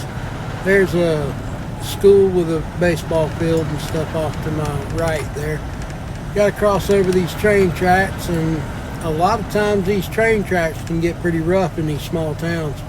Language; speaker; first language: English; native; English